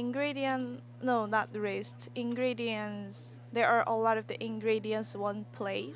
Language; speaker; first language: English; non-native, learner; Korean